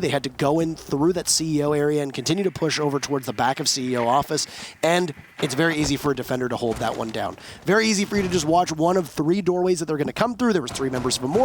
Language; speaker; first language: English; native; English